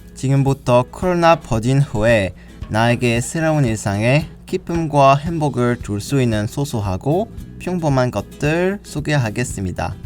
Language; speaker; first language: Korean; non-native, learner; French